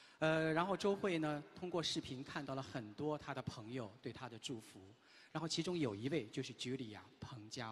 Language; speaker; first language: Chinese; native; Chinese